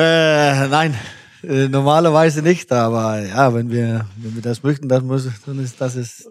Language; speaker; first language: German; non-native, fluent; Danish